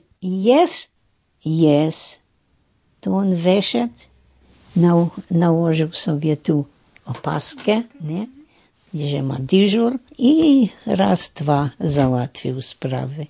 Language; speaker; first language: Polish; non-native, local second language; German